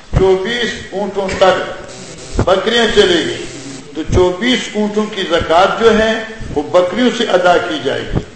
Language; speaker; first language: Urdu; non-native, local second language; Pashto